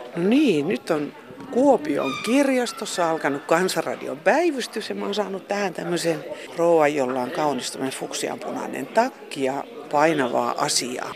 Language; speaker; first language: Finnish; native; Finnish